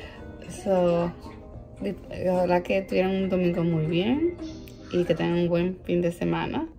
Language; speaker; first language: Spanish; early bilingual, heritage; English